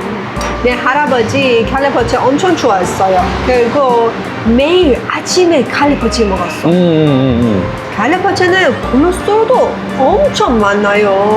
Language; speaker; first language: Korean; non-native, learner; Persian